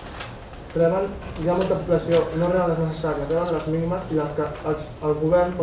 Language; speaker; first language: Catalan; native; Catalan